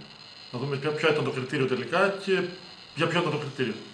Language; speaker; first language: Greek; native; Greek